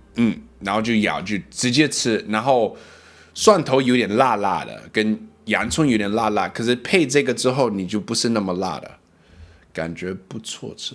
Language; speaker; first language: Chinese; early bilingual, heritage; English